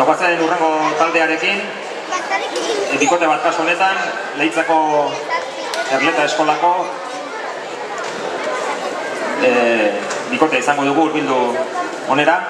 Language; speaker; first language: Basque; native; Basque